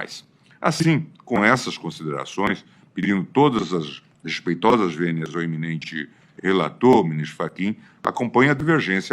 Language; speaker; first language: Portuguese; native; Portuguese